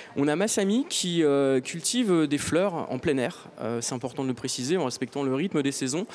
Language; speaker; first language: French; native; French